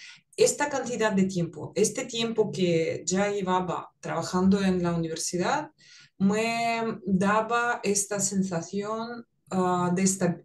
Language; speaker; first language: Spanish; non-native, fluent; Russian